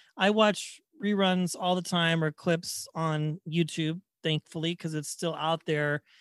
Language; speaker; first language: English; native; English